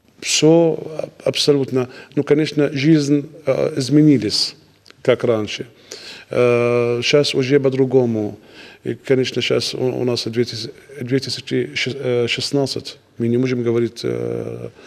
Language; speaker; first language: Russian; non-native, learner; Arabic